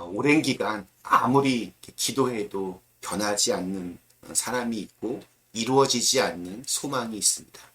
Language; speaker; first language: Korean; native; Korean